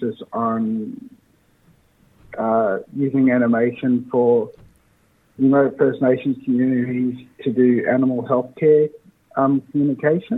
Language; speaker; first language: English; native; English